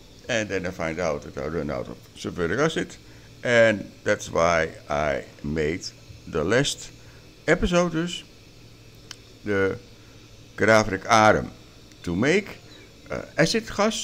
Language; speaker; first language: English; non-native, learner; Dutch